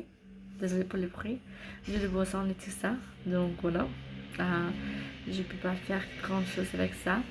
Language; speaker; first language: French; non-native, learner; English